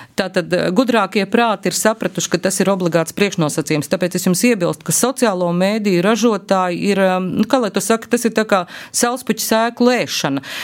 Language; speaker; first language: Latvian; native; Latvian